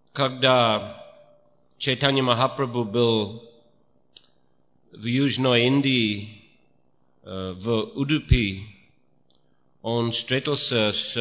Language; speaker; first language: Russian; non-native, fluent; English